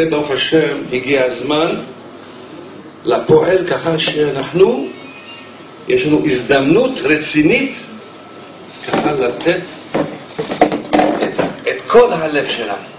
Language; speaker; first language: Hebrew; non-native, fluent; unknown